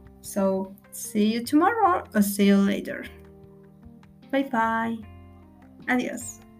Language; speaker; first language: English; non-native, learner; Spanish